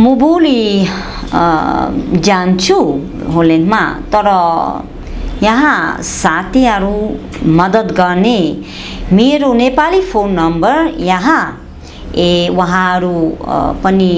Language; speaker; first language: Nepali; non-native, learner; Dutch